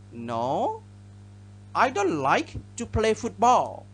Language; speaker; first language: English; non-native, fluent; Thai